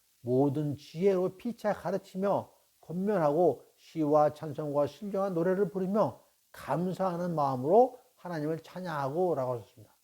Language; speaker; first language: Korean; native; Korean